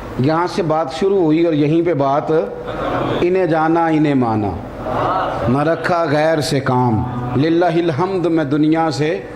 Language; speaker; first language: Urdu; non-native, local second language; Punjabi